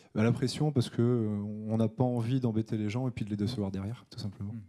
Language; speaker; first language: French; native; French